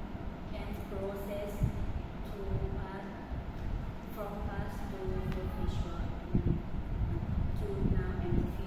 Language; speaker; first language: English; non-native, learner; Vietnamese